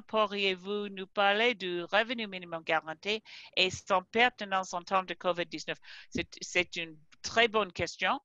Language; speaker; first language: French; non-native, fluent; English